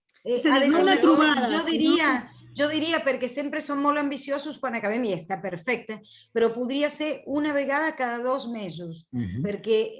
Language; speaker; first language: Catalan; non-native, fluent; Spanish